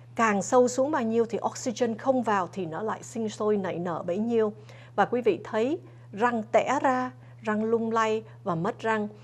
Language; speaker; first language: Vietnamese; early bilingual, other home language; English